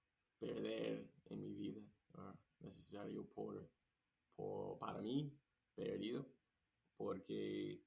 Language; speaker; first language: Spanish; non-native, learner; English